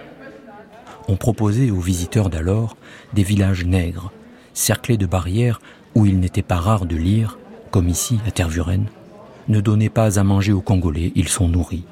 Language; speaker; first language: French; native; French